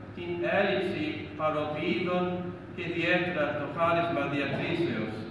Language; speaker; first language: Greek; non-native, fluent; English